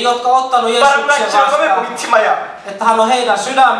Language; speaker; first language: Finnish; non-native, fluent; Kinyarwanda